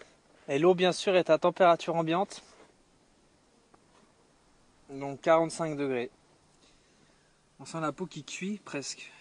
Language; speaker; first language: French; native; French